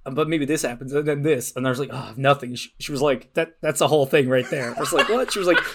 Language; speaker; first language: English; native; English